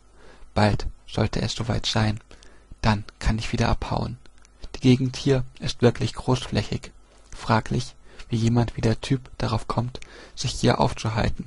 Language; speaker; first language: German; native; German